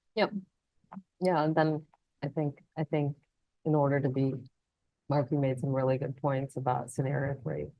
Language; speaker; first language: English; non-native, local second language; Malayalam